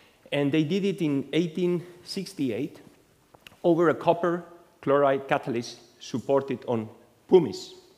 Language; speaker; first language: English; non-native, fluent; Spanish